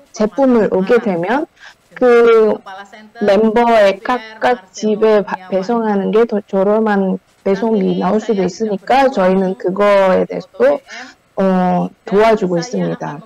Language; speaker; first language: Korean; non-native, fluent; Indonesian